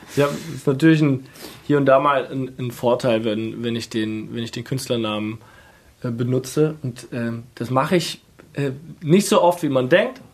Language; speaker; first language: German; native; German